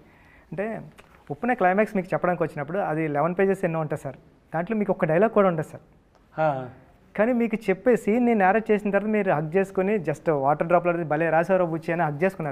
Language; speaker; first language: Telugu; native; Telugu